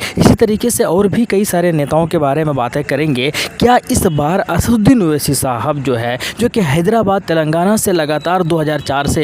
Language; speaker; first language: Hindi; native; Hindi